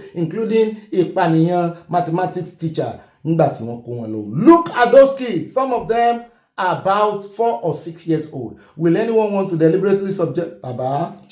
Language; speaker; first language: English; non-native, local second language; Yoruba